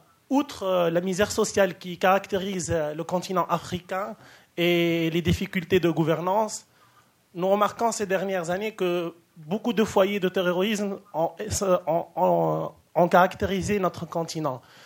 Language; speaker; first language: French; non-native, local second language; Arabic